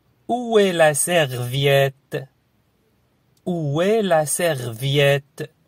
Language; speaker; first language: French; non-native, fluent; Arabic